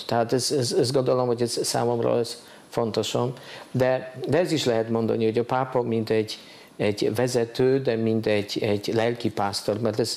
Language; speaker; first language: Hungarian; non-native, fluent; Polish